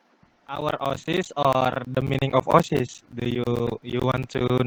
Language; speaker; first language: English; non-native, learner; Indonesian